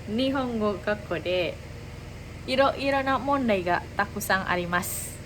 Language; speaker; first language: Japanese; non-native, learner; Indonesian